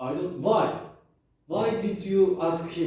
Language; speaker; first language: English; non-native, learner; Turkish